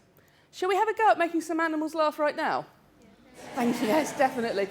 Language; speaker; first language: English; native; English